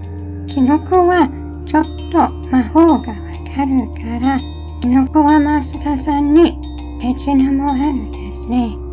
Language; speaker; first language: Japanese; non-native, learner; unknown